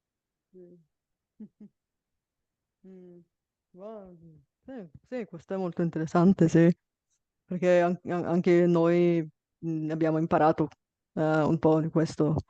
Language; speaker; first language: Italian; non-native, fluent; Bulgarian